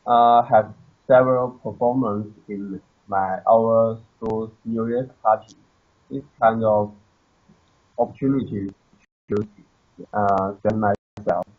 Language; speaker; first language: English; non-native, learner; Chinese